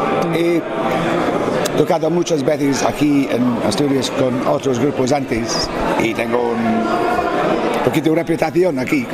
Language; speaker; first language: Spanish; non-native, fluent; English